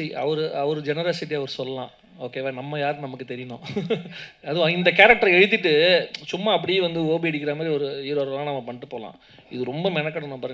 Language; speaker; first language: Tamil; native; Tamil